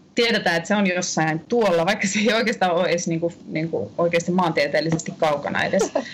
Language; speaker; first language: Finnish; native; Finnish